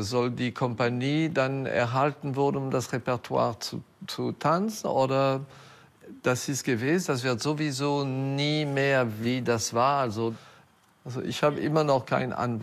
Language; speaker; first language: German; non-native, fluent; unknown